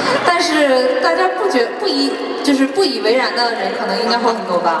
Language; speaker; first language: Chinese; native; Chinese